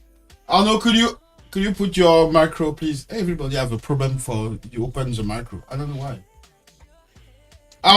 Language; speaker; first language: English; non-native, learner; French